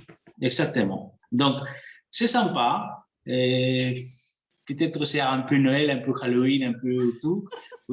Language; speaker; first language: French; non-native, fluent; Spanish